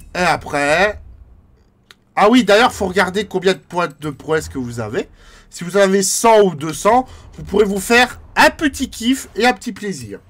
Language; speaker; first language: French; native; French